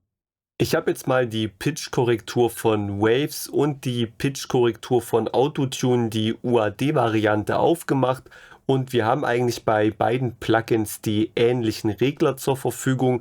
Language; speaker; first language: German; native; German